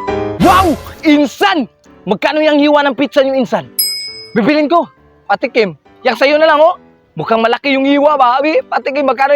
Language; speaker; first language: Filipino; non-native, local second language; Cebuano